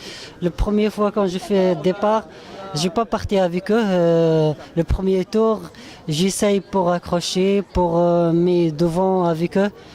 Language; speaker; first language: French; non-native, learner; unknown